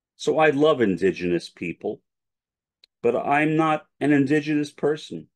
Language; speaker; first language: English; native; English